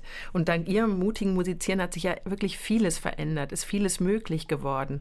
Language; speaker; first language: German; native; German